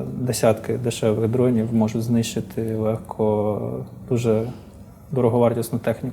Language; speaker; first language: Ukrainian; native; Ukrainian